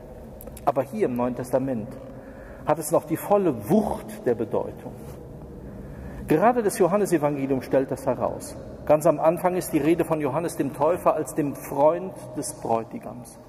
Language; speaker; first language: German; native; German